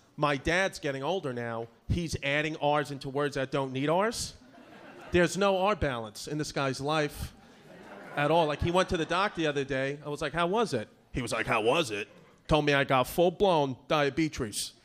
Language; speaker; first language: English; native; English